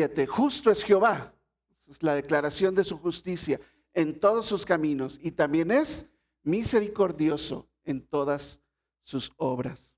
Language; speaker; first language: Spanish; native; Spanish